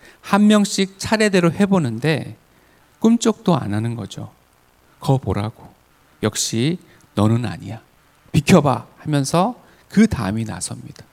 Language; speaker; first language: Korean; native; Korean